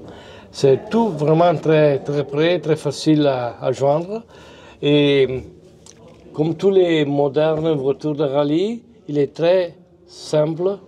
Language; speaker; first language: French; non-native, fluent; Italian